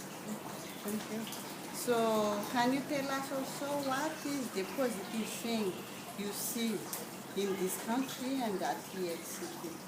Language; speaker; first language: English; non-native, fluent; Malagasy